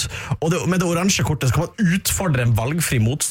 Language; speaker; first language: Norwegian; native; Norwegian